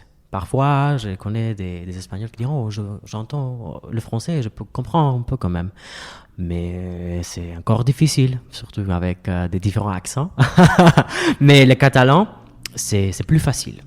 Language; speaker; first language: French; non-native, fluent; Spanish